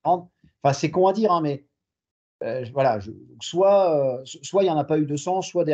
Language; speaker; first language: French; native; French